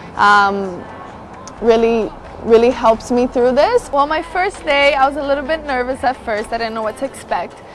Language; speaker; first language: English; early bilingual, other home language; Portuguese